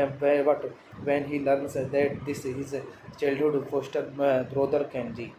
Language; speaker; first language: English; non-native, learner; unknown